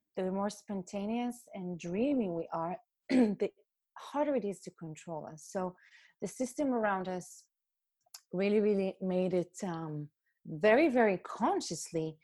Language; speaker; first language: English; non-native, fluent; Hebrew